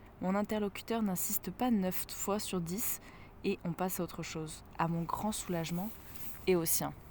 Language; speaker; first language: French; native; French